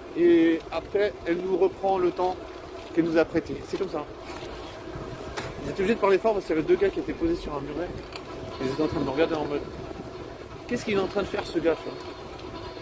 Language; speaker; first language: French; native; French